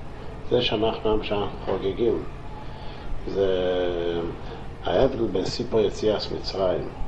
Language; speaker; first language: Hebrew; non-native, local second language; Yiddish